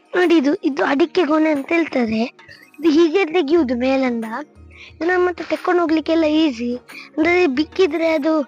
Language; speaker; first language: Kannada; non-native, local second language; Tulu